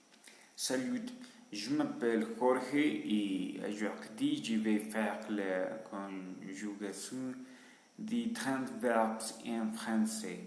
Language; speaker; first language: French; non-native, learner; Spanish